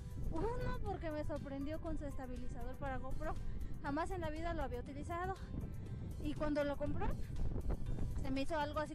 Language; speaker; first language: Spanish; native; Spanish